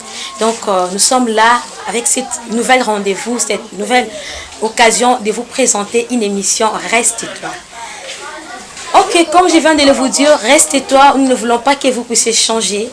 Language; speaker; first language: French; non-native, local second language; Lingala